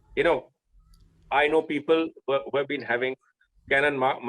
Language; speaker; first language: English; non-native, local second language; Hindi